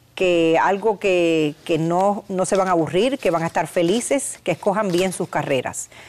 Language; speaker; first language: Spanish; native; Spanish